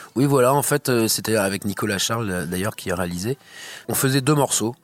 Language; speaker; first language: French; native; French